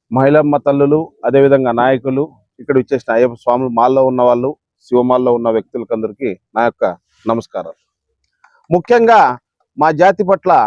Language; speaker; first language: Telugu; non-native, local second language; Lambadi